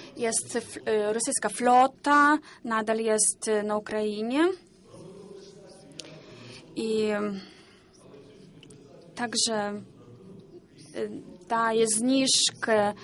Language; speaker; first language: Polish; non-native, learner; Ukrainian